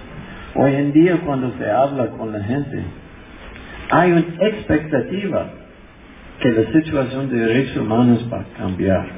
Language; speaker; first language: Spanish; non-native, fluent; English